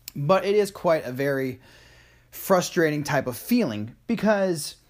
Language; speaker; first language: English; native; English